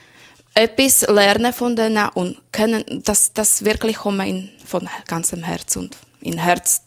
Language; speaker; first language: German; non-native, learner; Slovak